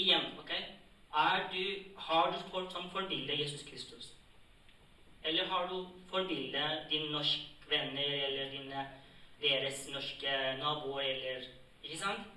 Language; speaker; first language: Norwegian; non-native, fluent; Tigrinya